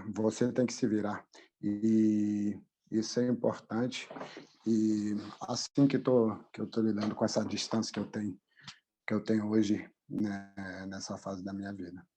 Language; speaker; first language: Portuguese; non-native, fluent; French